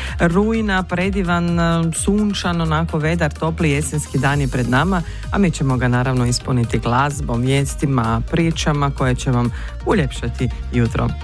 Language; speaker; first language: Croatian; native; Croatian